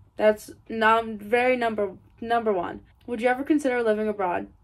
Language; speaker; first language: English; native; English